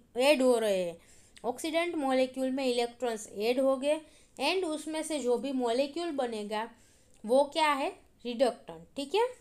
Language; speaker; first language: Hindi; non-native, local second language; Gujarati